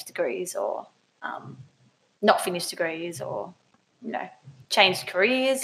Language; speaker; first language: English; native; English